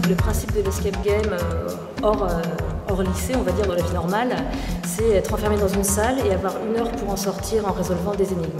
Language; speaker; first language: French; native; French